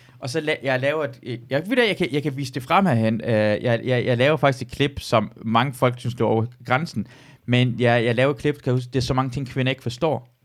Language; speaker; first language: Danish; early bilingual, other home language; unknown